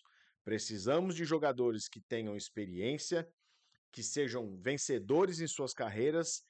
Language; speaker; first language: Portuguese; native; Portuguese